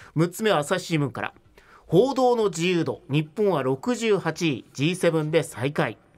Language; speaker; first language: Japanese; native; Japanese